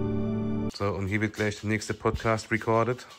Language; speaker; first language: German; native; German